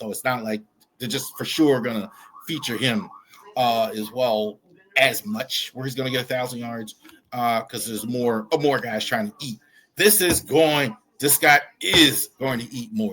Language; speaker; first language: English; native; English